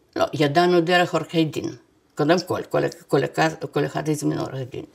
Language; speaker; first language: Hebrew; non-native, fluent; Russian